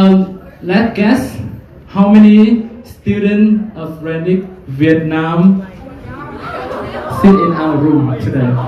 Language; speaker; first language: English; non-native, fluent; Vietnamese